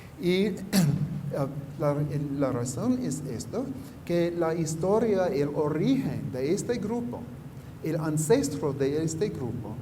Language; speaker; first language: Spanish; non-native, fluent; English